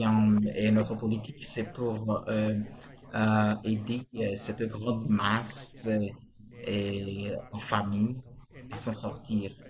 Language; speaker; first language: French; non-native, fluent; Portuguese